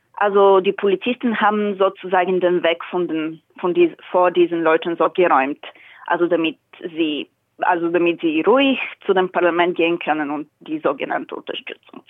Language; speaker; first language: German; non-native, fluent; Bulgarian